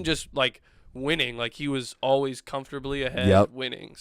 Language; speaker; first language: English; native; English